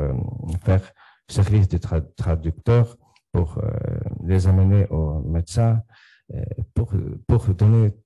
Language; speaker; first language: French; non-native, fluent; Ukrainian